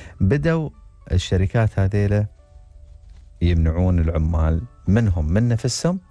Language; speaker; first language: Arabic; native; Arabic